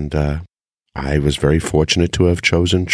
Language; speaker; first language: English; native; English